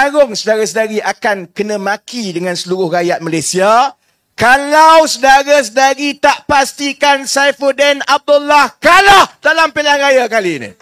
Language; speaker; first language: Malay; native; Malay